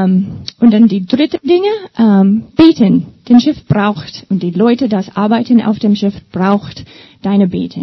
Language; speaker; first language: German; non-native, learner; English